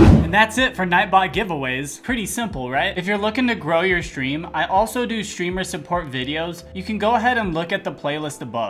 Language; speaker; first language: English; native; English